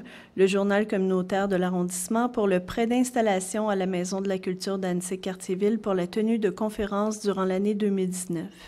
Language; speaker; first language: French; native; French